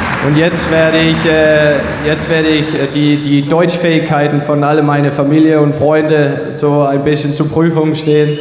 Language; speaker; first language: German; non-native, fluent; Danish